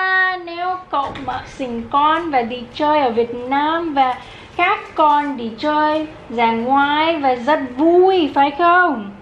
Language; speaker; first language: Vietnamese; early bilingual, heritage; English